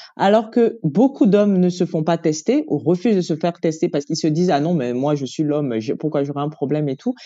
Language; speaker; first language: French; native; French